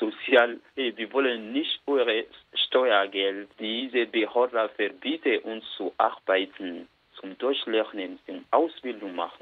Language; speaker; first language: German; non-native, learner; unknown